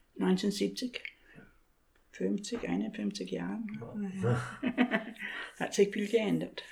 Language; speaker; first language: German; non-native, fluent; English